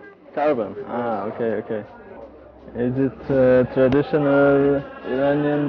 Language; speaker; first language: English; non-native, fluent; German